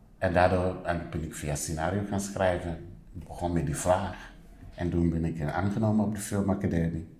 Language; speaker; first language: Dutch; non-native, fluent; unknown